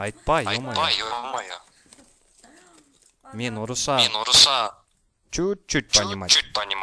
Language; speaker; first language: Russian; native; Russian